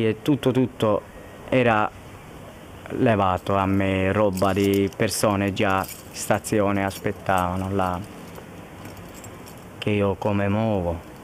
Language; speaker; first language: Italian; non-native, learner; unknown